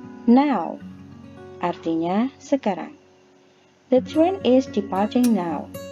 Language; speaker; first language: English; non-native, fluent; Indonesian